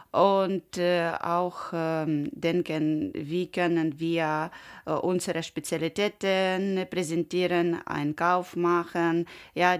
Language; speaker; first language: German; non-native, learner; Ukrainian